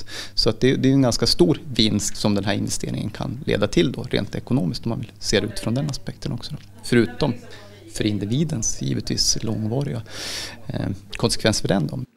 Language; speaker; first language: Swedish; native; Swedish